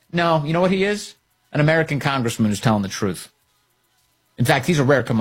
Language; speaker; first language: English; native; English